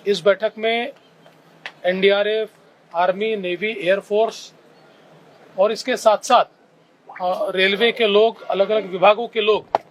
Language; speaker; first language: Hindi; non-native, local second language; Marathi